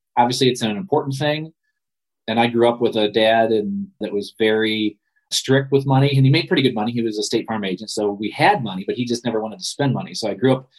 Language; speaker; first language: English; native; English